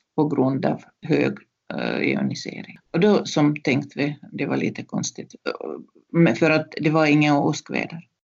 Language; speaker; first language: Swedish; non-native, fluent; Russian